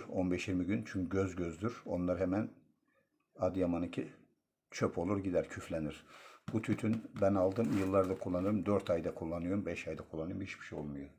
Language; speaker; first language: Turkish; native; Turkish